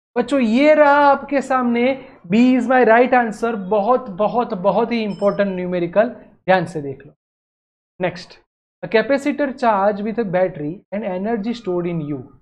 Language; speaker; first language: Hindi; non-native, local second language; Gujarati